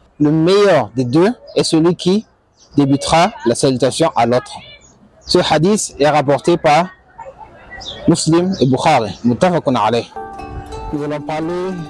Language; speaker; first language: French; non-native, local second language; Malagasy